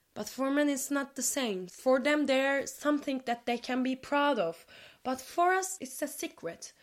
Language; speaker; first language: English; non-native, fluent; Turkish